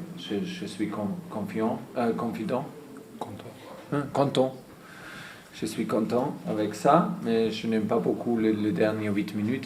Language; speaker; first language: French; non-native, fluent; German